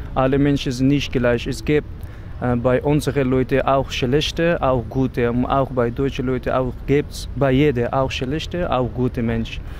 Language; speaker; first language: German; non-native, learner; Persian